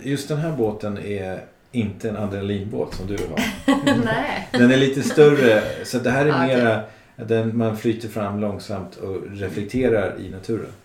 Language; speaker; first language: Swedish; native; Swedish